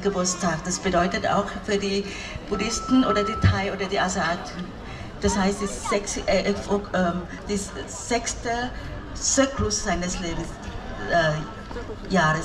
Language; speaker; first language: German; non-native, fluent; Thai